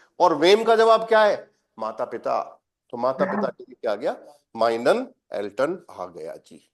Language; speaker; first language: Hindi; native; Hindi